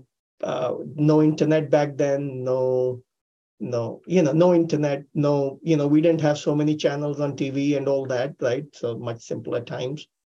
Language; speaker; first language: English; non-native, local second language; Hindi